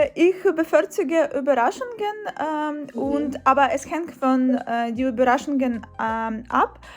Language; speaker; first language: German; non-native, learner; Ukrainian